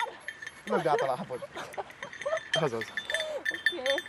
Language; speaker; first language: Hungarian; native; Hungarian